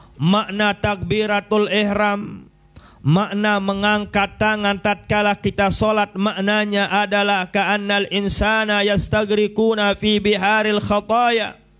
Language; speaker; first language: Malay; non-native, local second language; Sasak